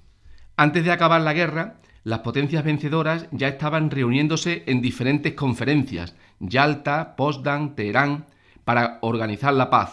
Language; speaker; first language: Spanish; native; Spanish